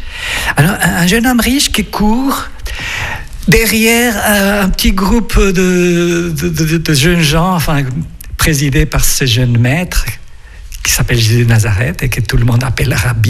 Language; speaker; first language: French; non-native, fluent; Spanish